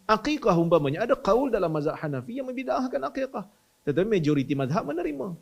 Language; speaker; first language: Malay; native; Malay